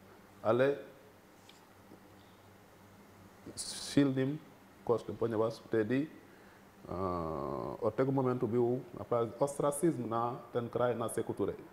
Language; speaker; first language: Polish; non-native, fluent; Wolof